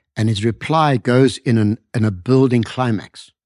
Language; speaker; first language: English; native; English